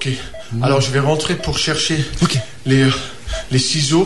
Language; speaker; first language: French; non-native, fluent; English